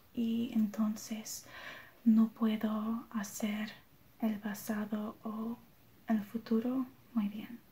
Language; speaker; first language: Spanish; non-native, learner; English